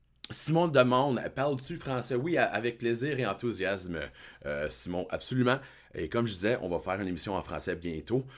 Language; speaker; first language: French; early bilingual, heritage; French